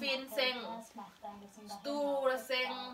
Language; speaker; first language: Swedish; non-native, learner; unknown